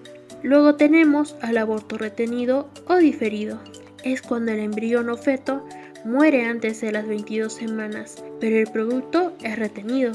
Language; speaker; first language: Spanish; native; Spanish